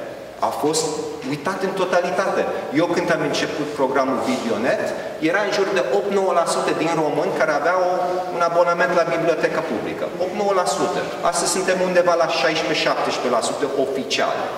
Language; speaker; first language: Romanian; early bilingual, heritage; Romanian